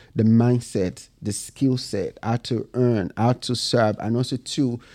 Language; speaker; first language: English; non-native, local second language; Bini